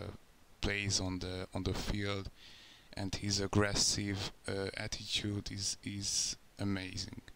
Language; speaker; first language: English; non-native, learner; Hungarian